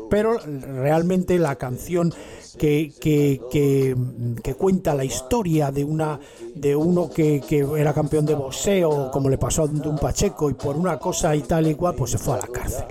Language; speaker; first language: Spanish; native; Spanish